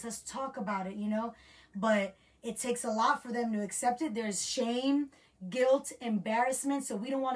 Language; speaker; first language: English; native; English